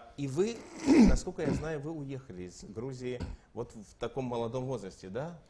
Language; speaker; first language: Russian; native; Russian